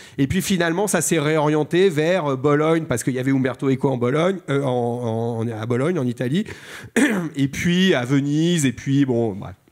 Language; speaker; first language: French; native; French